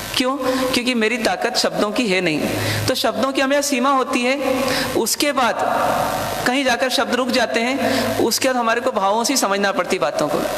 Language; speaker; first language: Hindi; non-native, local second language; Marwari